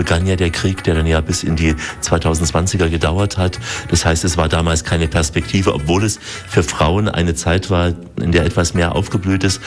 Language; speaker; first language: German; native; German